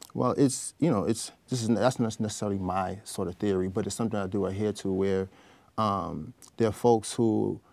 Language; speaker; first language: English; native; English